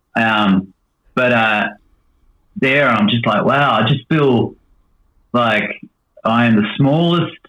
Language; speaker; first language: English; native; English